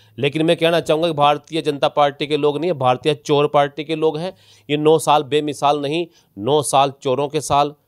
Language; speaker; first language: Hindi; native; Hindi